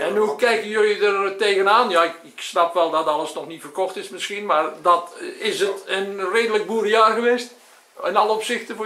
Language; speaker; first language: Dutch; native; Dutch